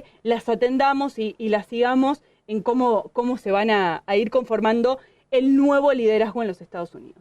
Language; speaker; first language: Spanish; native; Spanish